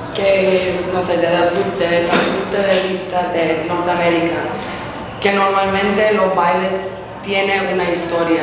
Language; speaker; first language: Spanish; non-native, fluent; English